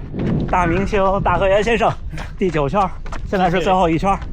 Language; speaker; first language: Chinese; native; Chinese